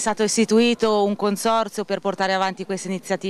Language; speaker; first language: Italian; native; Italian